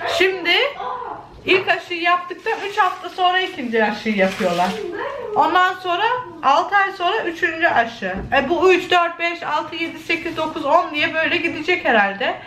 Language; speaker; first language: Turkish; early bilingual, heritage; Turkish